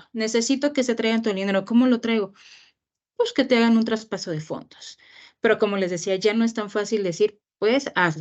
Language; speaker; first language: Spanish; native; Spanish